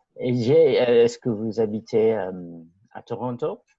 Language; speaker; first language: French; non-native, fluent; English